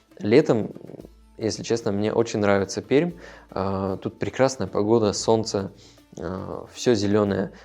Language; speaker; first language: Russian; non-native, local second language; Tajik